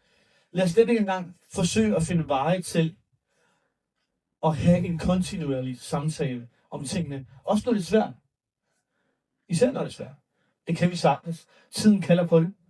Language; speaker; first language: Danish; early bilingual, other home language; Urdu